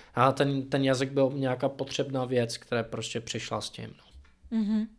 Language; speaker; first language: Czech; non-native, fluent; English